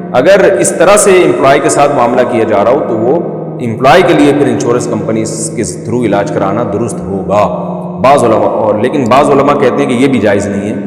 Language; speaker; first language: Urdu; native; Urdu